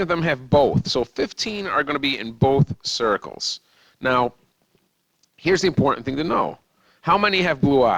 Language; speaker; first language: English; native; English